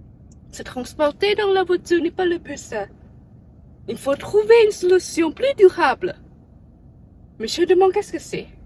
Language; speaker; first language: French; non-native, fluent; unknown